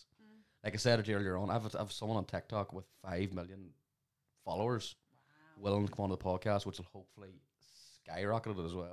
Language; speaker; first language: English; native; English